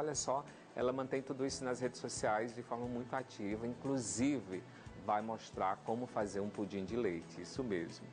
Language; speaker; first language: Portuguese; native; Portuguese